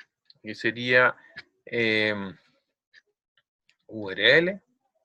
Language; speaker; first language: Spanish; native; Spanish